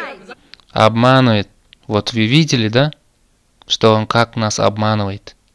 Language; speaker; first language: Russian; non-native, learner; Turkmen